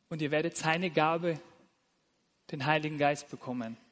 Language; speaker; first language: German; native; German